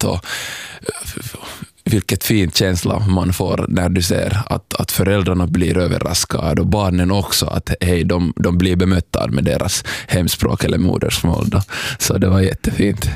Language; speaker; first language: Swedish; non-native, local second language; Somali